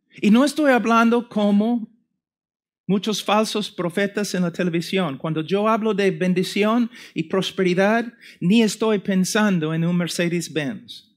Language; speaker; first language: Spanish; non-native, fluent; English